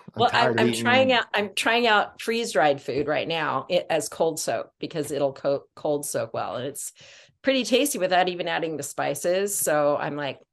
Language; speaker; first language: English; native; English